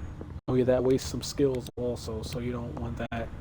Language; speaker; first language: English; native; English